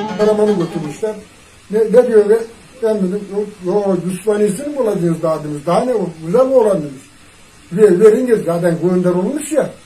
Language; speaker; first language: Turkish; native; Turkish